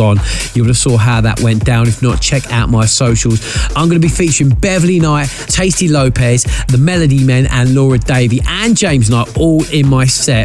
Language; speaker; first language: English; native; English